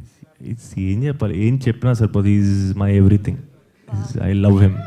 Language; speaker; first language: Telugu; native; Telugu